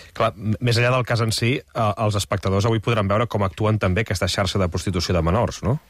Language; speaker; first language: Catalan; native; Catalan